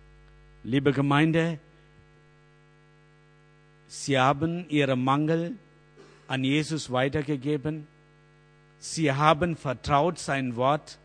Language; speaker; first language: German; non-native, learner; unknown